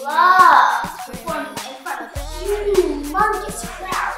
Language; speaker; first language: English; native; English